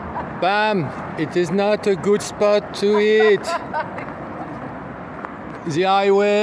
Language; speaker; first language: English; non-native, learner; French